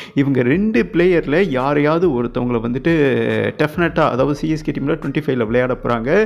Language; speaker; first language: Tamil; native; Tamil